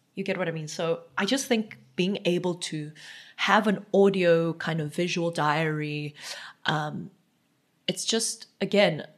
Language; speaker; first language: English; non-native, local second language; Xhosa